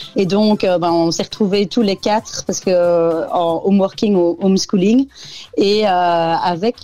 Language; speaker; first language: French; native; French